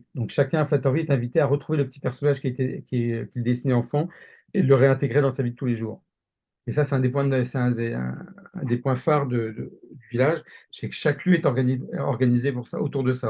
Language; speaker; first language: French; native; French